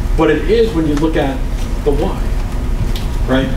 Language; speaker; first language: English; native; English